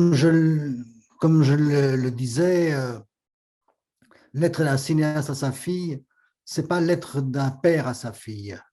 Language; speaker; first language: French; native; French